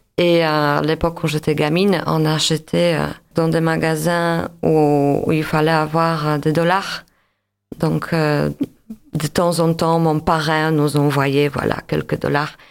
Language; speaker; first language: French; non-native, fluent; Polish